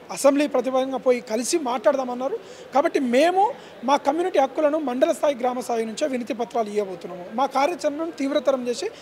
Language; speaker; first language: Telugu; non-native, local second language; Lambadi